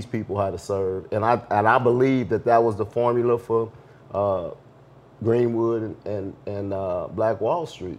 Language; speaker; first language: English; native; English